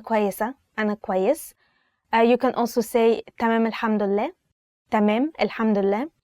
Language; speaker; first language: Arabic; native; Arabic